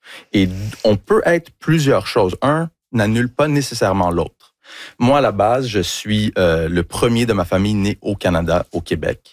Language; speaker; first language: French; non-native, local second language; English